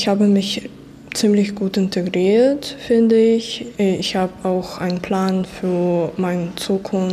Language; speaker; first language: German; non-native, fluent; Ukrainian